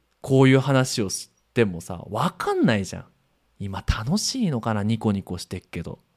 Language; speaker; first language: Japanese; native; Japanese